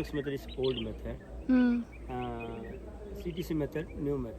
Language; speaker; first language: English; non-native, learner; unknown